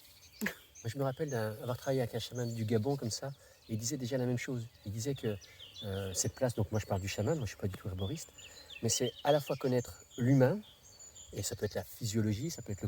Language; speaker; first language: French; native; French